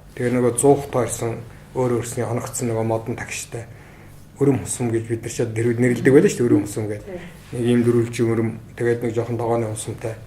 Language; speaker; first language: Mongolian; native; Mongolian